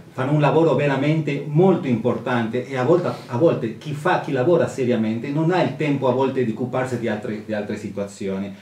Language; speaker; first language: Italian; non-native, fluent; Spanish